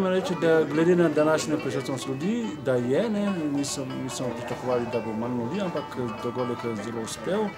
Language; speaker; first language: Slovenian; non-native, fluent; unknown